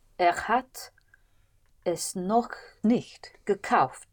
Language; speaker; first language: German; non-native, learner; English